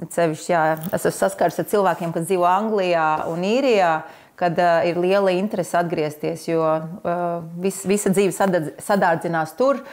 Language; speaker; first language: Latvian; native; Latvian